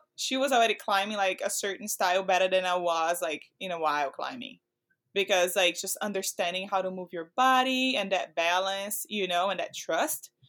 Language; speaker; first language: English; non-native, fluent; Portuguese